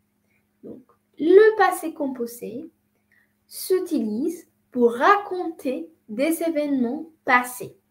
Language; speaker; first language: French; non-native, fluent; Spanish